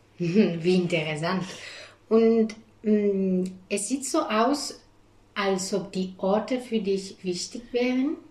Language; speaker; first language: German; non-native, fluent; Spanish